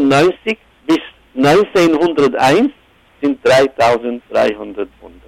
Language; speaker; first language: German; non-native, fluent; Arabic